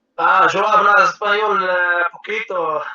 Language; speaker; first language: Spanish; non-native, learner; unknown